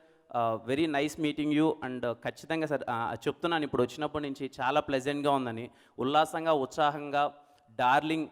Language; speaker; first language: Telugu; native; Telugu